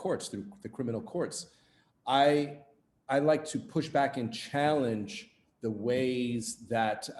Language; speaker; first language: English; native; English